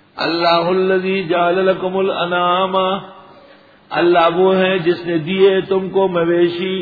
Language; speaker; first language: Urdu; non-native, local second language; Pashto